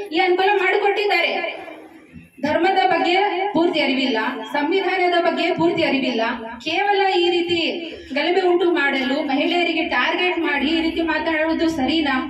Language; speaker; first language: Kannada; non-native, local second language; Urdu